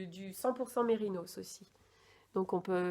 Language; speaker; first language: French; native; French